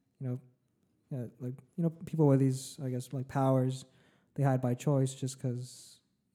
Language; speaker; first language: English; early bilingual, other home language; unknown